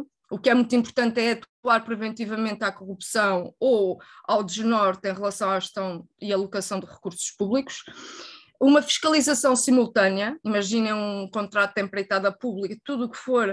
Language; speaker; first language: Portuguese; native; Portuguese